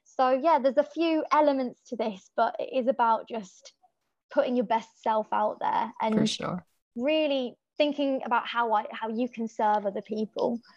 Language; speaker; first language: English; native; English